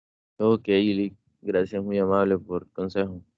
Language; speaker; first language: Spanish; native; Spanish